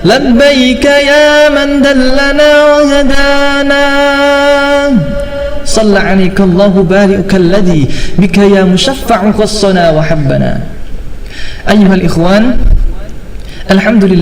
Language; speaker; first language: Arabic; non-native, learner; Indonesian